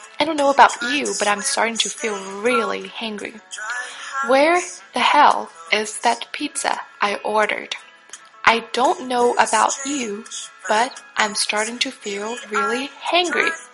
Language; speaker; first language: English; non-native, fluent; Chinese